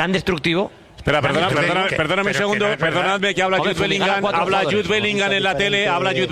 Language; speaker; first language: Spanish; native; Spanish